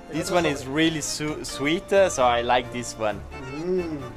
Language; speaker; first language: English; non-native, learner; Italian